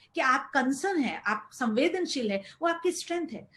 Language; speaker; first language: Hindi; non-native, local second language; Gujarati